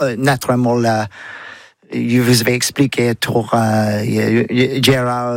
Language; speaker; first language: French; non-native, learner; English